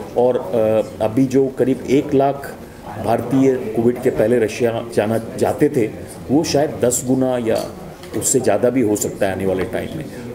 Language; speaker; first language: Hindi; native; Hindi